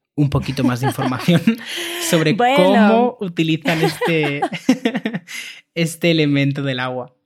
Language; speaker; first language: Spanish; native; Spanish